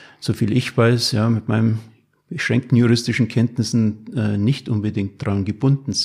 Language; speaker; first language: German; native; German